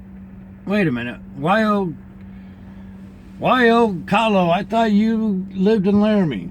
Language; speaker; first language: English; native; English